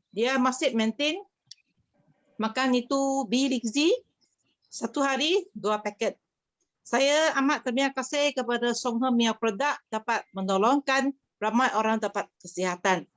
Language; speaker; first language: Malay; non-native, local second language; Chinese